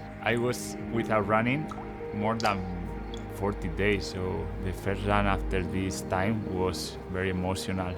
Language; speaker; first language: English; non-native, fluent; Spanish